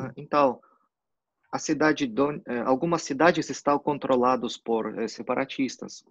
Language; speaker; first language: Portuguese; non-native, fluent; Russian